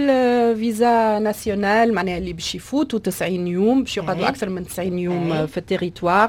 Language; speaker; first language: German; non-native, local second language; Arabic